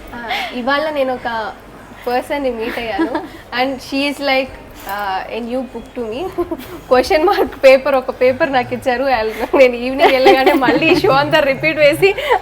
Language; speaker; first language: Telugu; native; Telugu